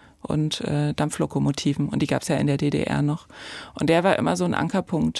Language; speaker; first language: German; native; German